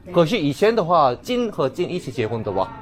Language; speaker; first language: Chinese; non-native, fluent; Korean